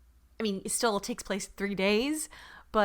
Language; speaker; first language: English; native; English